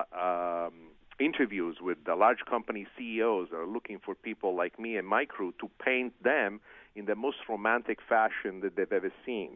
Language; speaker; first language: English; non-native, fluent; Italian